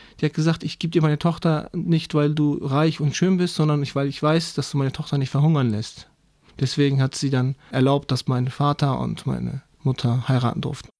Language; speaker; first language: German; early bilingual, other home language; Turkish